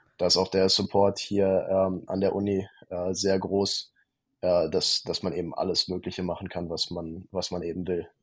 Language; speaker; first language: German; native; German